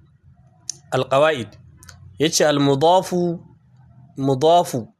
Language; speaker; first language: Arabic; non-native, fluent; Hausa